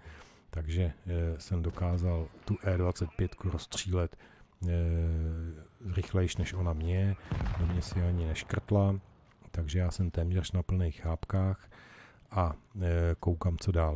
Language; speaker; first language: Czech; native; Czech